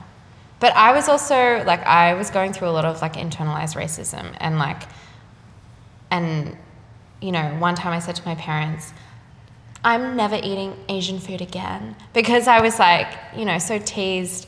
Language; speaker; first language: English; non-native, local second language; Japanese